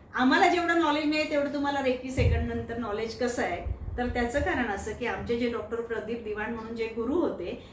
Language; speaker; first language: Marathi; non-native, local second language; Gujarati